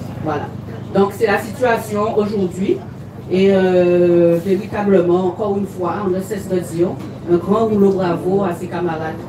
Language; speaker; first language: French; native; French